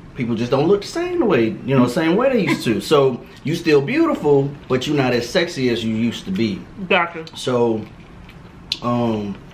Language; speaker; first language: English; native; English